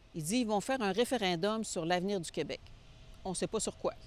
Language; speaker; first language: French; native; French